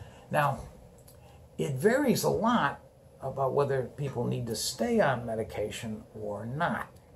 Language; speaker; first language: English; native; English